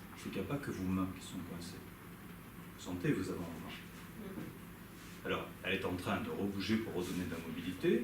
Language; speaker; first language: French; native; French